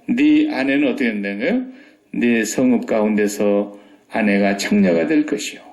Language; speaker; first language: Korean; native; Korean